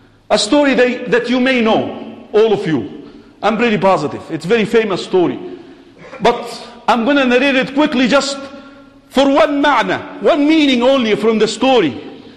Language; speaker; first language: English; non-native, fluent; Arabic